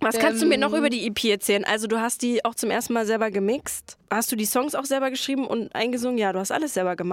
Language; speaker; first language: German; native; German